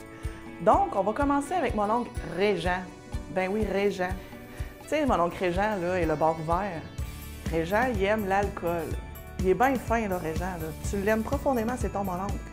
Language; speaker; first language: French; native; French